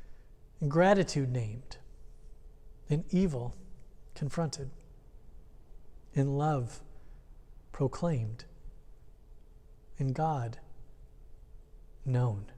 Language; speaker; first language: English; native; English